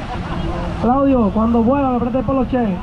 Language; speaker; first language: Spanish; native; Spanish